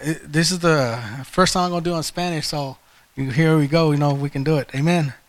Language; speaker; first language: English; early bilingual, other home language; Spanish